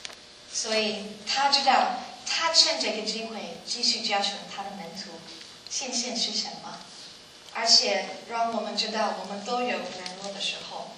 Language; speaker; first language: Chinese; non-native, learner; English